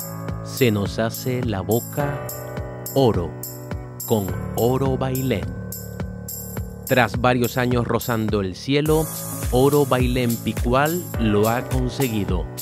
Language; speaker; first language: Spanish; native; Spanish